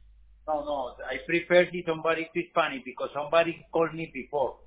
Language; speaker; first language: English; non-native, learner; Spanish